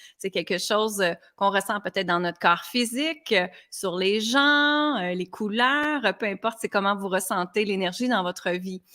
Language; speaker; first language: French; native; French